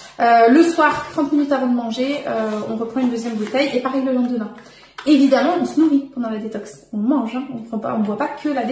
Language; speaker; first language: French; native; French